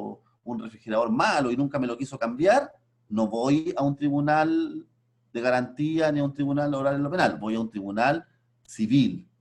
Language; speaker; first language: Spanish; native; Spanish